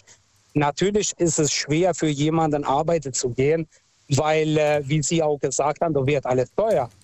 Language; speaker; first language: German; non-native, local second language; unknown